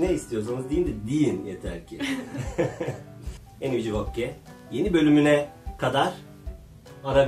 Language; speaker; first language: Turkish; native; Turkish